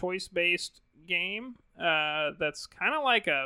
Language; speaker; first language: English; native; English